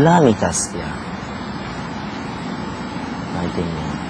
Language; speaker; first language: English; non-native, learner; Japanese